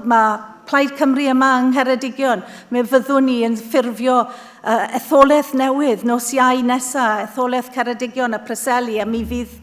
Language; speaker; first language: Welsh; native; Welsh